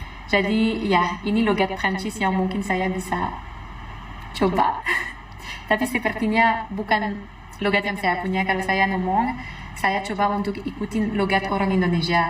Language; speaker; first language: Indonesian; non-native, fluent; French